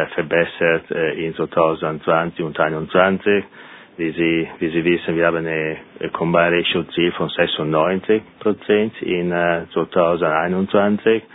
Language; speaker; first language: German; non-native, fluent; Italian